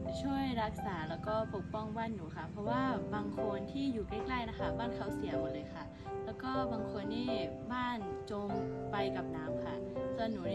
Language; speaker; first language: Thai; non-native, local second language; S'gaw Karen